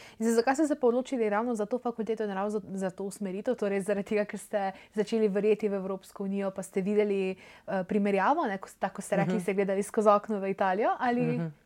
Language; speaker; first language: Slovenian; native; Slovenian